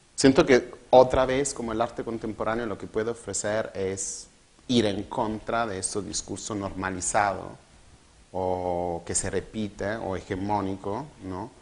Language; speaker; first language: Spanish; non-native, fluent; Italian